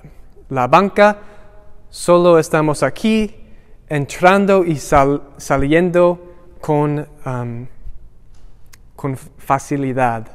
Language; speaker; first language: Spanish; non-native, learner; English